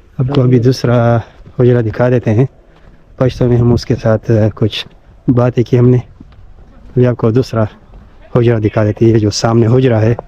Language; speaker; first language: Urdu; non-native, local second language; Pashto